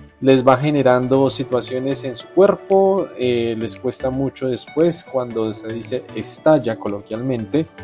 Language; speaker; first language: Spanish; native; Spanish